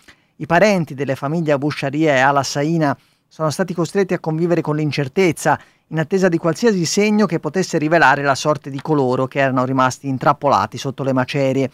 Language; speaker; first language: Italian; native; Italian